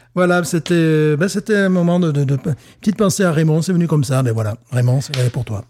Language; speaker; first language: French; native; French